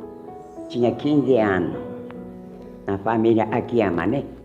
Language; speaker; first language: Portuguese; early bilingual, heritage; Japanese